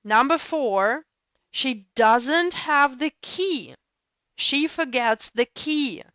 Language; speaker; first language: English; non-native, fluent; Russian